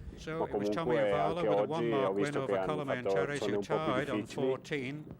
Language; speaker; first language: Italian; non-native, learner; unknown